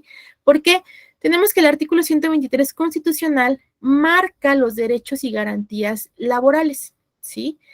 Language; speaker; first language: Spanish; native; Spanish